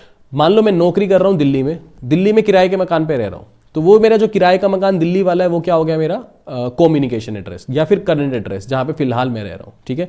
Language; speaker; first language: Hindi; native; Hindi